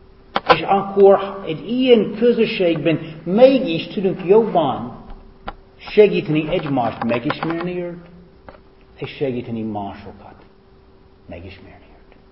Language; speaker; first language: Hungarian; non-native, fluent; English